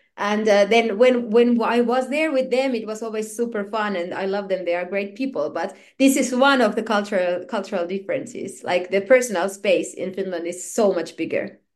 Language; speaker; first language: English; non-native, fluent; Finnish